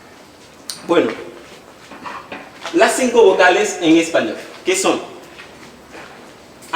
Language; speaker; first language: Spanish; non-native, fluent; Haitian Creole